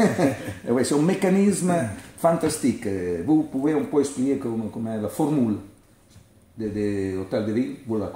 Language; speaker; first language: French; non-native, learner; Italian